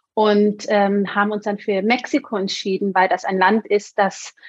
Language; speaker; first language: German; native; German